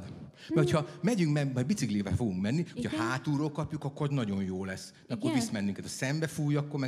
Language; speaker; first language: Hungarian; native; Hungarian